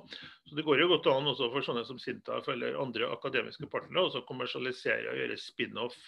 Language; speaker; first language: Norwegian; native; Norwegian